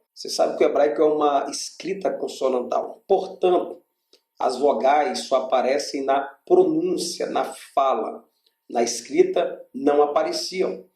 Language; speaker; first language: Portuguese; native; Portuguese